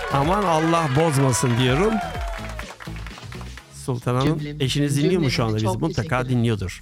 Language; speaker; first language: Turkish; native; Turkish